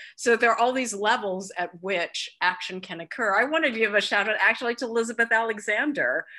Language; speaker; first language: English; native; English